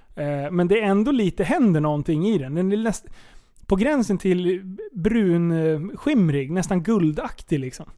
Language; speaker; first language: Swedish; native; Swedish